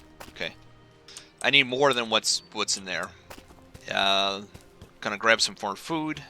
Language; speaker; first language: English; native; English